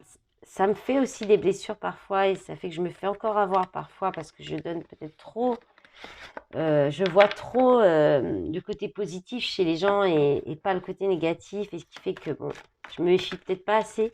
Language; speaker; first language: French; native; French